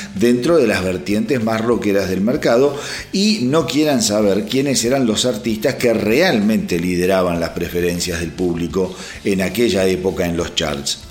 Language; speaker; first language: Spanish; native; Spanish